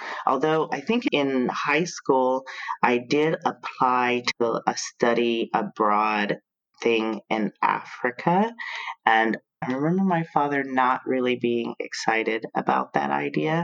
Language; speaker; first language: English; native; English